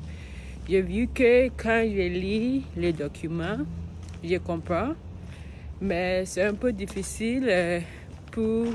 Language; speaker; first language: French; non-native, learner; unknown